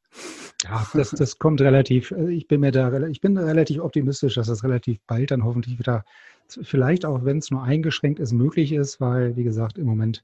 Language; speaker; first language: German; native; German